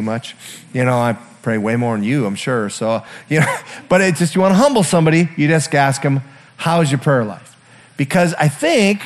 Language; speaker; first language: English; native; English